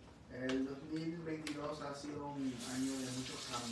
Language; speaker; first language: Spanish; early bilingual, heritage; English